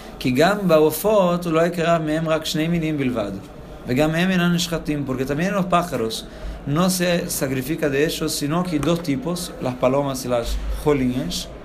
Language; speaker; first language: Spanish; non-native, fluent; Portuguese